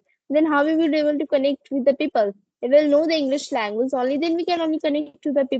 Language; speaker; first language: English; non-native, learner; Hindi